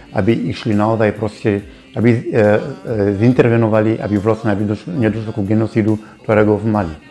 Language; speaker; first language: Slovak; non-native, fluent; Bambara